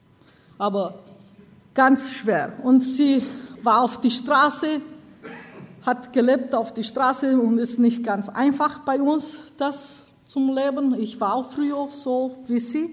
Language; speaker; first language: German; non-native, learner; Romanian